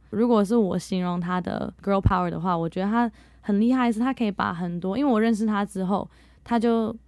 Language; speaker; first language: Chinese; early bilingual, heritage; Chinese